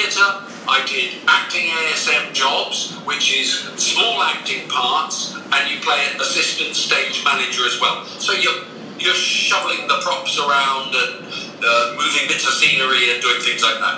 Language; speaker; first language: English; native; English